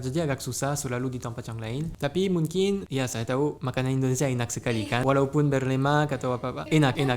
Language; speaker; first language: Indonesian; non-native, fluent; French